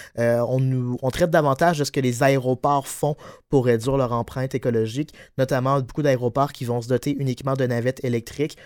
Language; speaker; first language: French; native; French